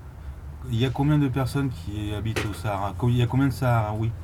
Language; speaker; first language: Spanish; non-native, learner; French